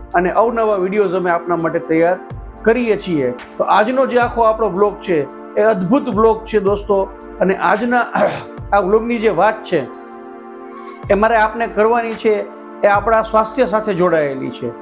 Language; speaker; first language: Gujarati; native; Gujarati